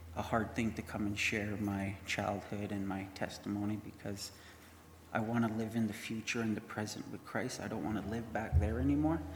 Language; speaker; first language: English; native; English